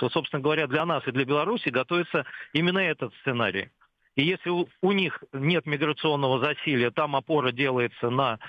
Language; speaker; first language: Russian; native; Russian